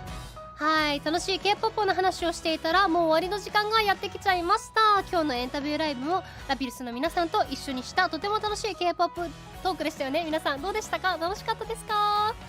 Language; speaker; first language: Japanese; native; Japanese